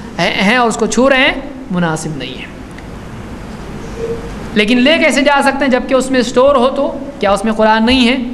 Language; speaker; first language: Urdu; native; Urdu